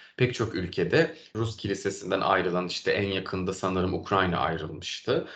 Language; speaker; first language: Turkish; native; Turkish